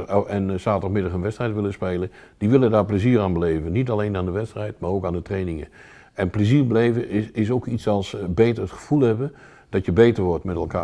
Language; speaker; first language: Dutch; native; Dutch